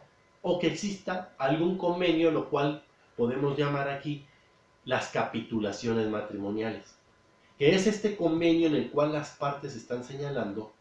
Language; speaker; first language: Spanish; native; Spanish